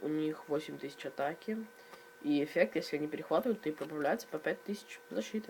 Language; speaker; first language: Russian; native; Russian